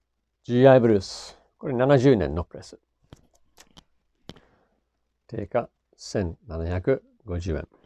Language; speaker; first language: Japanese; non-native, fluent; English